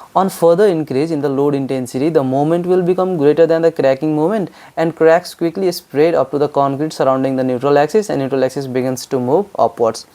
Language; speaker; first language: English; non-native, local second language; Nepali